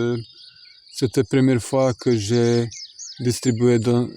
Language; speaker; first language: French; non-native, fluent; Croatian